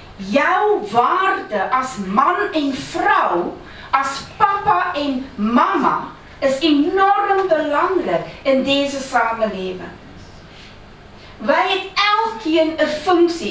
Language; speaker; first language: Dutch; non-native, fluent; Afrikaans